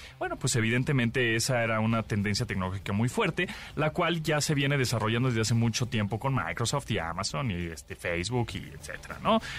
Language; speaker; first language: Spanish; native; Spanish